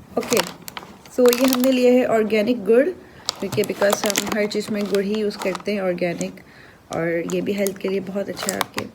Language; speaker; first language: Urdu; native; Urdu